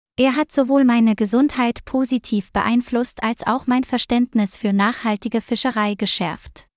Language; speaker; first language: German; non-native, learner; Vietnamese